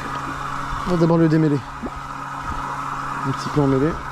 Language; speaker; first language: French; native; French